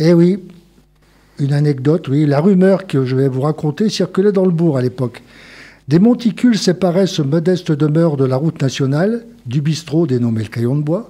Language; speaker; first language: French; native; French